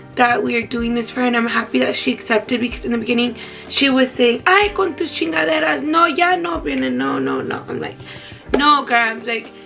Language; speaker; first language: English; early bilingual, other home language; Spanish